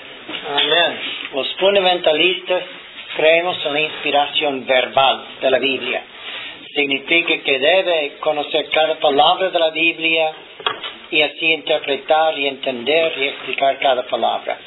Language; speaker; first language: Spanish; non-native, fluent; English